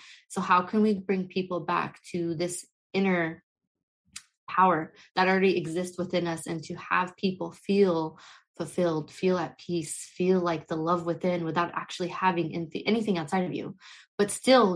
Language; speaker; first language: English; native; English